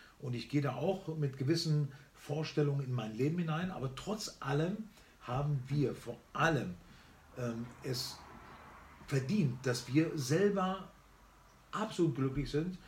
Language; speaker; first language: German; early bilingual, other home language; Spanish